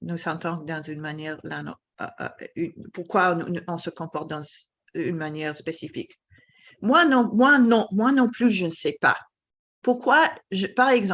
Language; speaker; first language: French; non-native, fluent; English